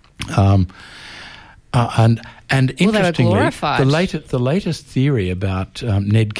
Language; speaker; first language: English; native; English